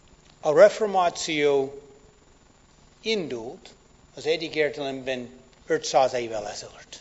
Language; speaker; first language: Hungarian; non-native, fluent; English